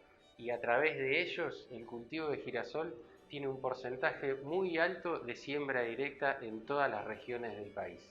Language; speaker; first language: Spanish; native; Spanish